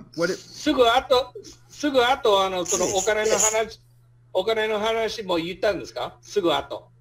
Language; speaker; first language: Japanese; non-native, fluent; English